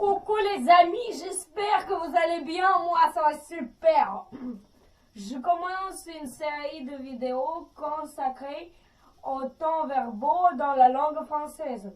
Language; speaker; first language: French; non-native, fluent; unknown